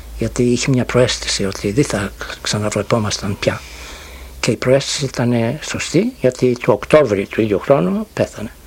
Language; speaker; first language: Greek; early bilingual, heritage; Greek